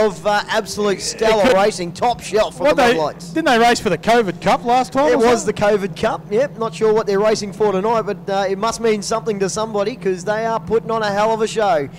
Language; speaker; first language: English; native; English